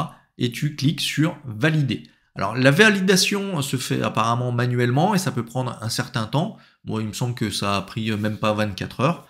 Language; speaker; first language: French; native; French